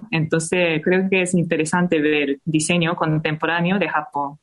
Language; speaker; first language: Spanish; non-native, fluent; Japanese